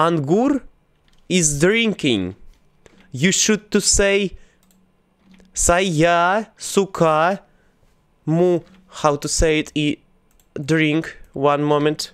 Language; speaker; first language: English; non-native, learner; Russian